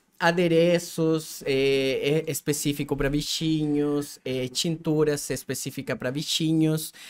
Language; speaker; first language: Portuguese; non-native, fluent; Spanish